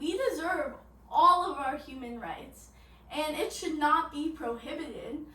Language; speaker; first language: English; native; English